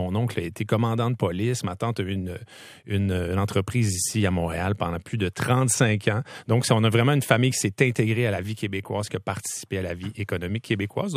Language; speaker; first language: French; native; French